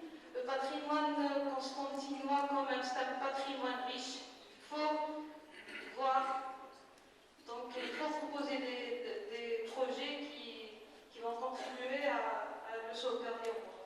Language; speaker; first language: French; non-native, local second language; Arabic